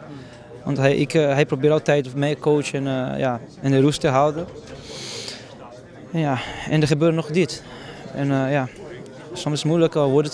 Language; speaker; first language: Dutch; non-native, fluent; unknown